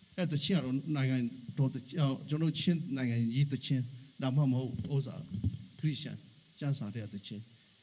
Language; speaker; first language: Burmese; non-native, local second language; Hakha Chin